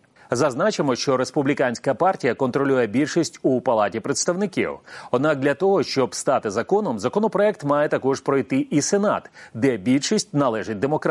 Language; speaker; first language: Ukrainian; native; Ukrainian